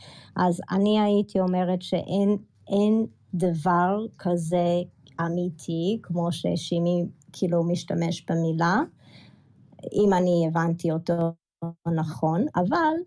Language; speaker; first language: Hebrew; early bilingual, other home language; English